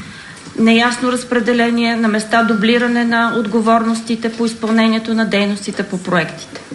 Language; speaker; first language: Bulgarian; native; Bulgarian